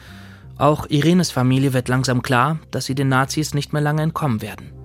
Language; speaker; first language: German; native; German